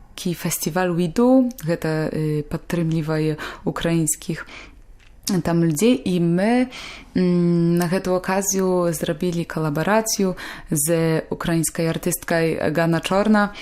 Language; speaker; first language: Polish; non-native, local second language; Belarusian